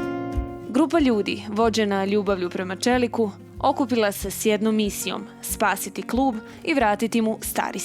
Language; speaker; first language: Bosnian; native; Bosnian